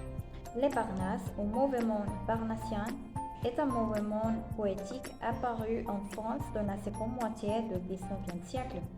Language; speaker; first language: French; non-native, learner; Spanish